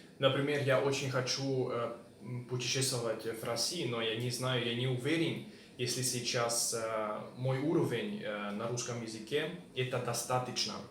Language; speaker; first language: Russian; non-native, learner; Hungarian